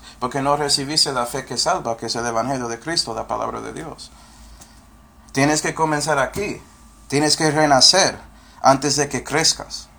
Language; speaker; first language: Spanish; non-native, fluent; English